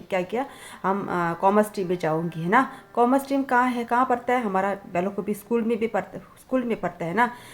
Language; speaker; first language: Hindi; non-native, local second language; Tibetan